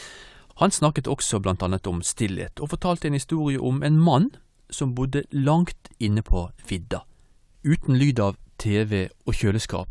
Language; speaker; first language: Norwegian; native; Norwegian